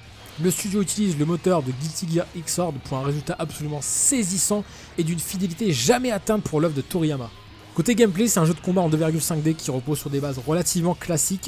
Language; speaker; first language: French; native; French